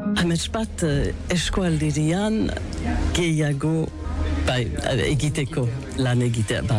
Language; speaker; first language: Basque; non-native, learner; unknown